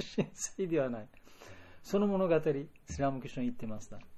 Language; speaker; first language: Japanese; non-native, learner; Bangla